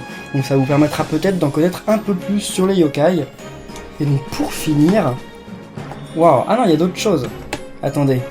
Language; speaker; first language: French; native; French